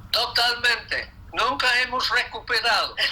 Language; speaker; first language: Spanish; non-native, fluent; English